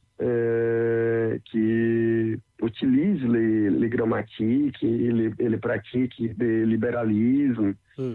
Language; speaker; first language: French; non-native, learner; Portuguese